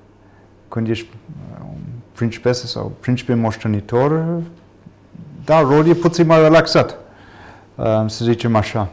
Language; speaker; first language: Romanian; non-native, fluent; English